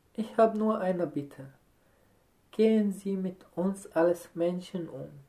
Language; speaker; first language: German; non-native, fluent; Arabic